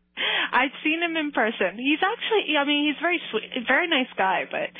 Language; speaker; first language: English; native; English